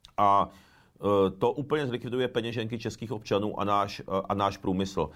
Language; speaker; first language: Czech; early bilingual, other home language; Japanese